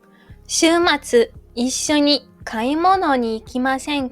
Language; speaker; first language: Japanese; non-native, fluent; French